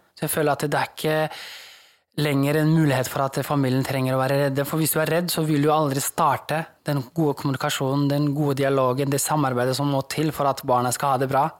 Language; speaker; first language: Norwegian; early bilingual, other home language; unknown